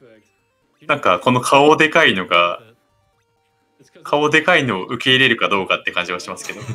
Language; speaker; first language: Japanese; native; Japanese